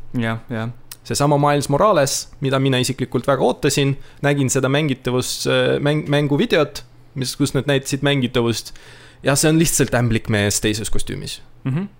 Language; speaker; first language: Estonian; non-native, local second language; Russian